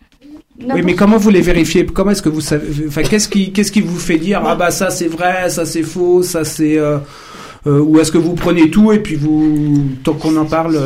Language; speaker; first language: French; native; French